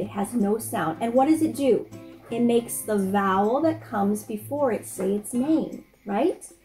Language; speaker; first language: English; early bilingual, other home language; Japanese